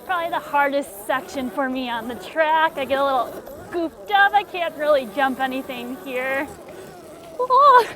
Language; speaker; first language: English; native; English